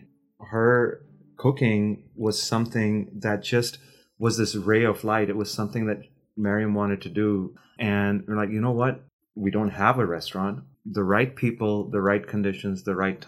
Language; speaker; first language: English; non-native, local second language; Urdu